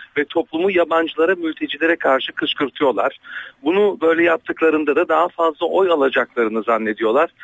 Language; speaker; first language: Turkish; early bilingual, other home language; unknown